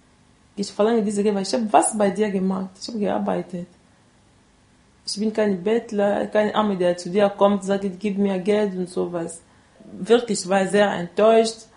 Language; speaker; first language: German; non-native, learner; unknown